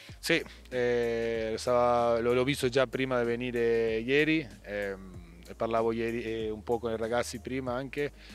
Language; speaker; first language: Italian; non-native, fluent; Spanish